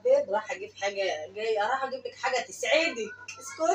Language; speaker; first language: Arabic; native; Arabic